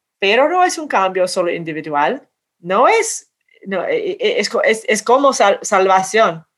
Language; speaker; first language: Spanish; non-native, fluent; English